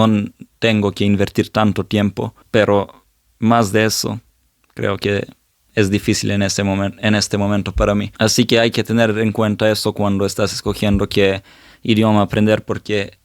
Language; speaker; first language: Spanish; non-native, fluent; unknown